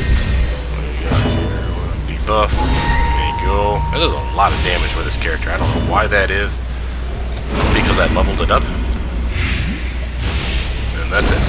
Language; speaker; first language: English; native; English